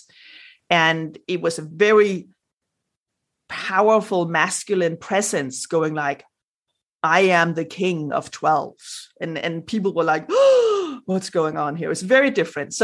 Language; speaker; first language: English; non-native, fluent; Danish